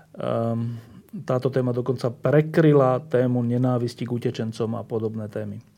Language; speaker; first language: Slovak; native; Slovak